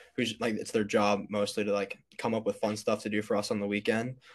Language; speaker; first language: English; native; English